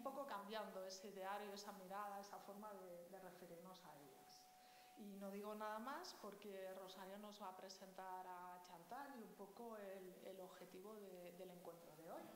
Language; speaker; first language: Spanish; native; Spanish